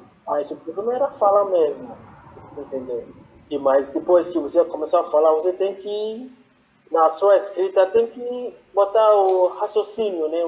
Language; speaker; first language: Portuguese; non-native, fluent; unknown